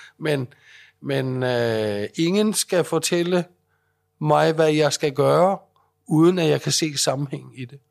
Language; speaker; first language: Danish; native; Danish